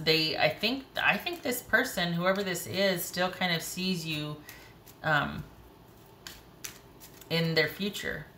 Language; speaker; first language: English; native; English